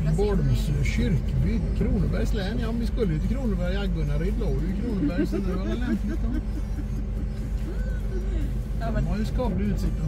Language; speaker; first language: Swedish; native; Swedish